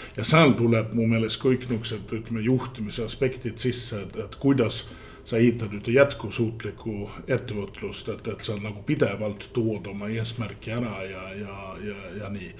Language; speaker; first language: Estonian; early bilingual, heritage; Estonian